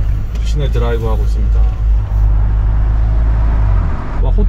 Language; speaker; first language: Korean; native; Korean